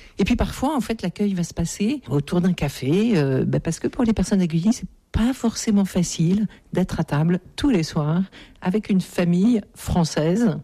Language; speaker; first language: French; native; French